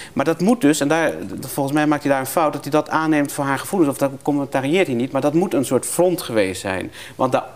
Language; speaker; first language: Dutch; native; Dutch